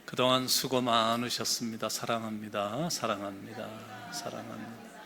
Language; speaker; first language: Korean; native; Korean